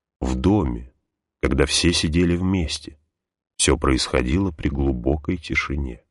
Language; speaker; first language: Russian; native; Russian